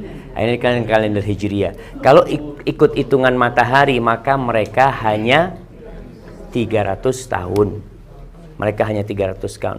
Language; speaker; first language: Indonesian; native; Indonesian